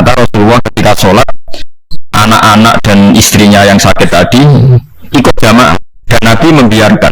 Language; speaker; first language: Indonesian; non-native, local second language; Javanese